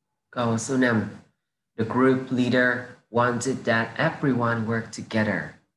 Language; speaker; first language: English; non-native, fluent; Vietnamese